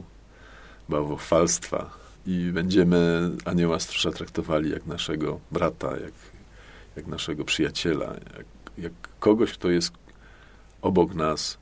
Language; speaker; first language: Polish; native; Polish